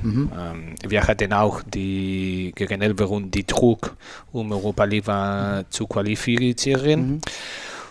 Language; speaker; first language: German; non-native, learner; Spanish